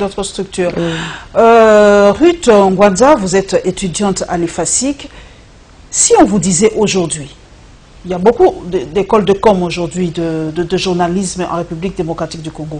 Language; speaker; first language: French; non-native, local second language; Lingala